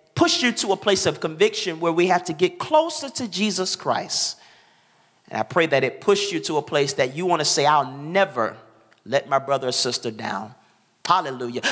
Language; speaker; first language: English; native; English